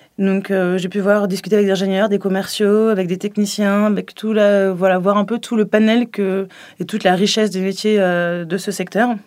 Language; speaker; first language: French; native; French